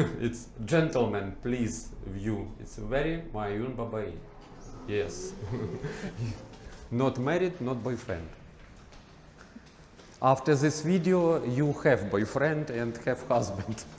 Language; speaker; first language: English; non-native, learner; Ukrainian